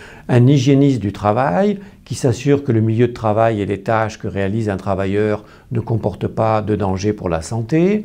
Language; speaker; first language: French; native; French